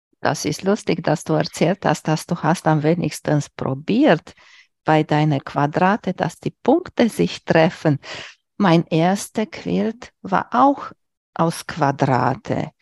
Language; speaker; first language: German; non-native, fluent; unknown